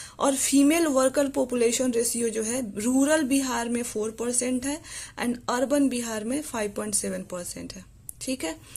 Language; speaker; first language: Hindi; native; Hindi